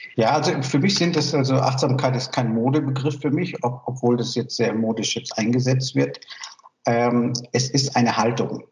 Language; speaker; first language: German; early bilingual, other home language; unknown